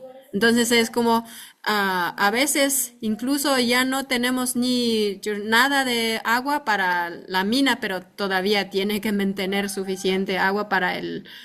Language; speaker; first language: Spanish; non-native, fluent; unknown